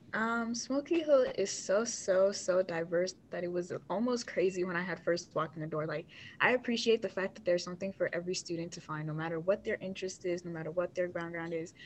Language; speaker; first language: English; early bilingual, other home language; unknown